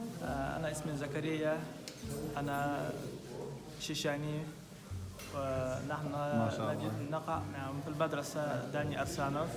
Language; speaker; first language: Arabic; non-native, fluent; Chechen